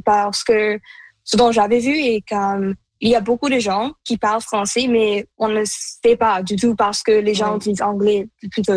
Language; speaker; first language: French; non-native, local second language; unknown